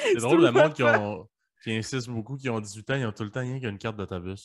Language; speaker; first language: French; early bilingual, other home language; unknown